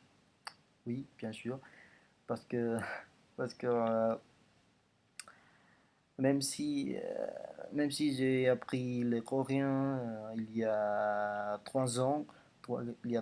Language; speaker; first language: French; non-native, learner; Indonesian